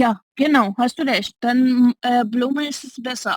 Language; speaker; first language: German; non-native, learner; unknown